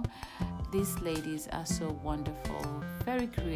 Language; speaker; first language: English; non-native, local second language; Yoruba